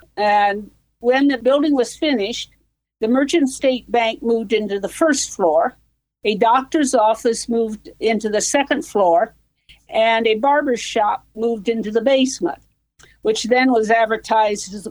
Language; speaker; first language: English; native; English